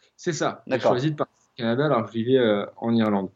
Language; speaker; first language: French; native; French